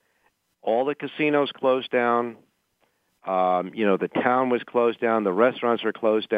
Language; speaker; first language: English; native; English